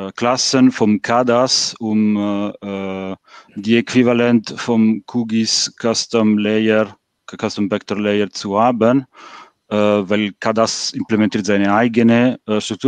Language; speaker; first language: German; non-native, fluent; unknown